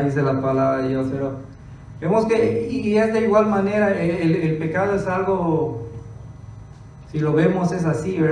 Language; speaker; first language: Spanish; early bilingual, other home language; English